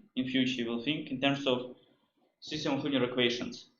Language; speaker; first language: English; non-native, fluent; Russian